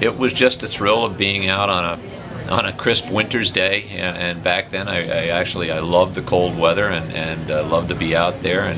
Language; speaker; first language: English; native; English